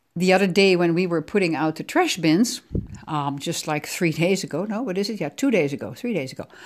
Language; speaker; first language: English; non-native, fluent; Dutch